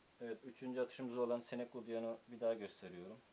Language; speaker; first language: Turkish; native; Turkish